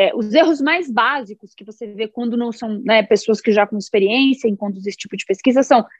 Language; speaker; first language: Portuguese; native; Portuguese